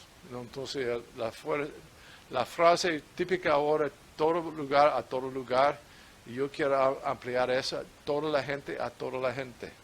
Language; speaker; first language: Spanish; non-native, fluent; English